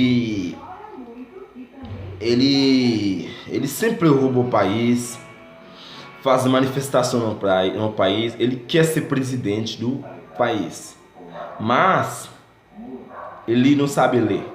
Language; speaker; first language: Portuguese; non-native, fluent; Haitian Creole